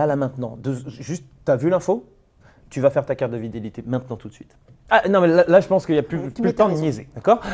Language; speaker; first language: French; native; French